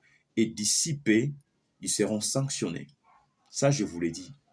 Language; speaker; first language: French; non-native, local second language; Lingala